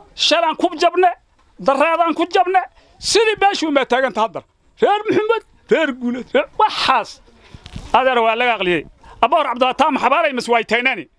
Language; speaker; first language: Somali; native; Somali